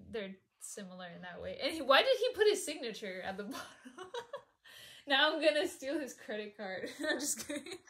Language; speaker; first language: English; early bilingual, other home language; Spanish